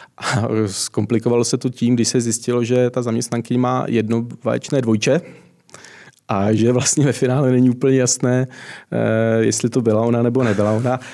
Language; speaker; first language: Czech; native; Czech